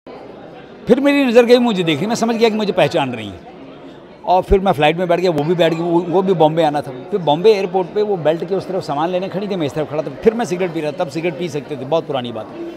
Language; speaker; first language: Hindi; non-native, local second language; Punjabi